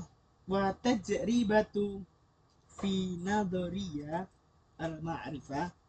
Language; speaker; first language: Arabic; non-native, learner; Indonesian